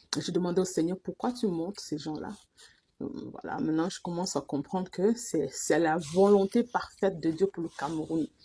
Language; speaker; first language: French; non-native, local second language; Duala